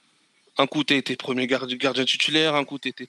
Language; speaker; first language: French; native; French